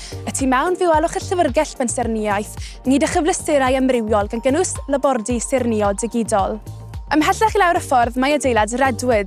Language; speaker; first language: Welsh; native; Welsh